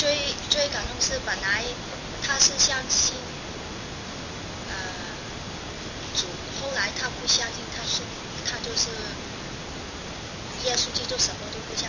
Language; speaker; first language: Chinese; non-native, fluent; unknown